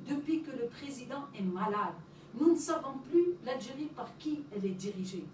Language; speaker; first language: French; non-native, local second language; Arabic